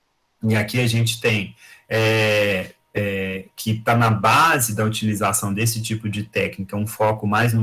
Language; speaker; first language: Portuguese; native; Portuguese